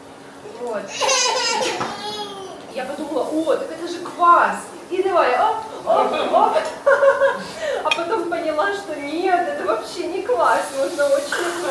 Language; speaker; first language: Russian; native; Russian